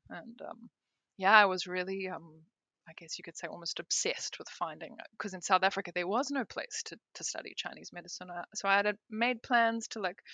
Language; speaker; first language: English; native; English